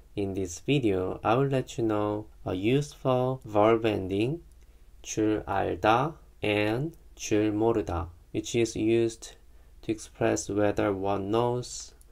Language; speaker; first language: English; non-native, fluent; Korean